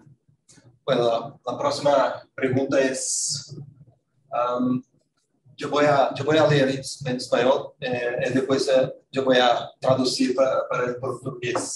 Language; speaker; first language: Spanish; non-native, fluent; Portuguese